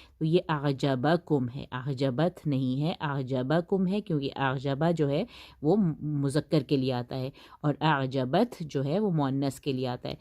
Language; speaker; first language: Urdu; native; Urdu